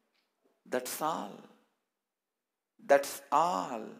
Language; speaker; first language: English; non-native, local second language; Tamil